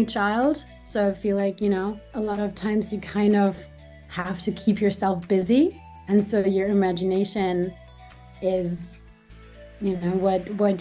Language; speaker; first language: English; non-native, fluent; German